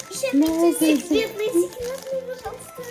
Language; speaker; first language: Russian; non-native, local second language; Kazakh